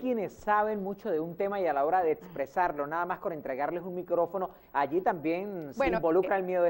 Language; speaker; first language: Spanish; native; Spanish